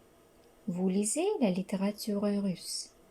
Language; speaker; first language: French; non-native, fluent; Russian